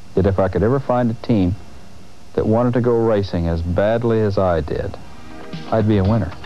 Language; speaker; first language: English; native; English